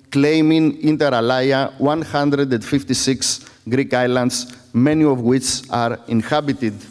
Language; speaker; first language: English; non-native, fluent; Greek